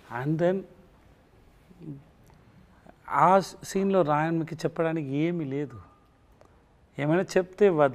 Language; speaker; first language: Telugu; non-native, learner; Tamil